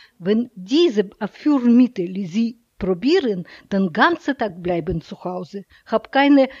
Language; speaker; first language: German; non-native, learner; Russian